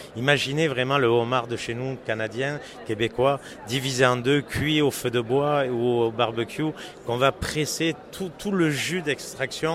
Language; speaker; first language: French; native; French